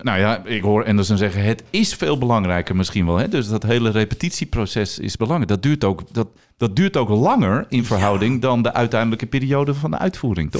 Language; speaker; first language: Dutch; native; Dutch